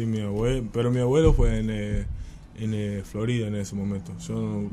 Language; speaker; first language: Spanish; non-native, learner; English